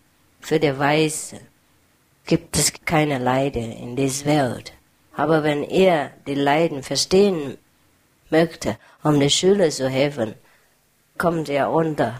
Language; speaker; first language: German; non-native, learner; Vietnamese